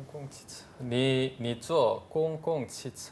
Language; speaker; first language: Chinese; non-native, learner; Korean